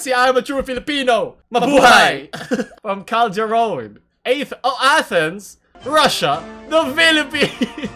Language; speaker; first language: Filipino; native; Filipino